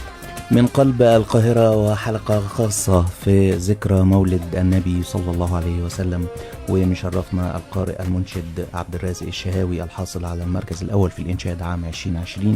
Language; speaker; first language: Arabic; native; Arabic